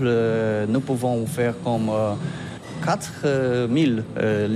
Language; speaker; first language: French; non-native, learner; Polish